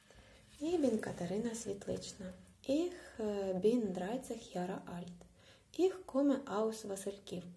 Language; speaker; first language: German; non-native, learner; Ukrainian